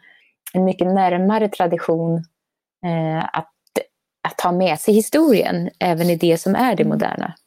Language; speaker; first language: Swedish; native; Swedish